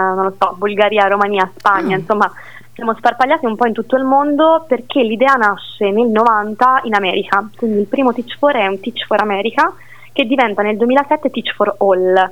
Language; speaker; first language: Italian; native; Italian